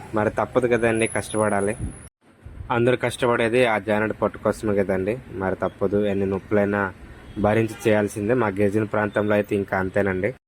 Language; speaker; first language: Telugu; native; Telugu